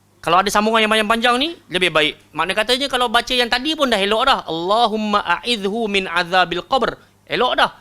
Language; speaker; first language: Malay; native; Malay